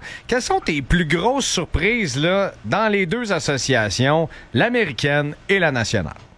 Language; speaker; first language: French; native; French